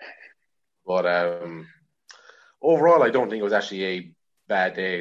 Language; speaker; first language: English; native; English